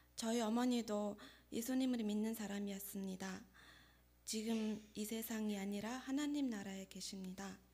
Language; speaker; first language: Korean; non-native, fluent; Mongolian